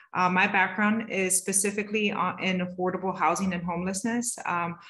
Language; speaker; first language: English; native; English